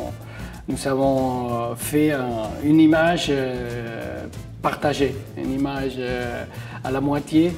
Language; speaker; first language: French; non-native, fluent; Spanish